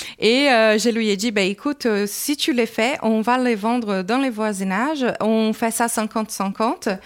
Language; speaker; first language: French; non-native, fluent; Portuguese